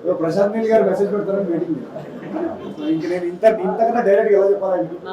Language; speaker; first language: Telugu; native; Telugu